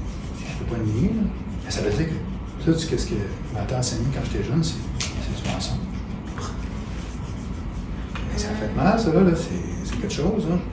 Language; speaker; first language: French; native; French